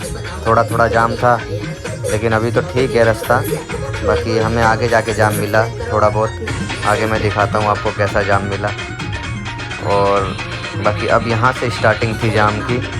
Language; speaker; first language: Hindi; native; Hindi